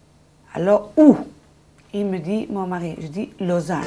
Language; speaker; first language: French; non-native, fluent; Spanish